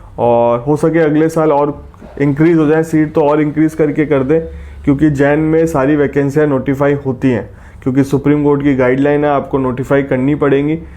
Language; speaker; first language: Hindi; native; Hindi